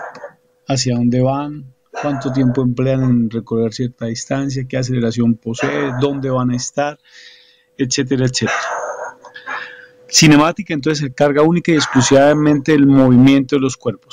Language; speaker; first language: Spanish; native; Spanish